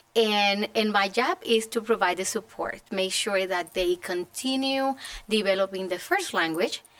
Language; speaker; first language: English; non-native, fluent; Spanish